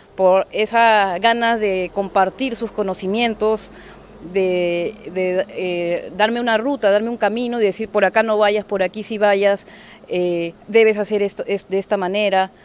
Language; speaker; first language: Spanish; native; Spanish